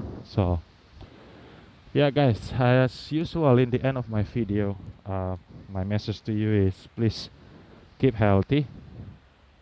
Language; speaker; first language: English; non-native, learner; Indonesian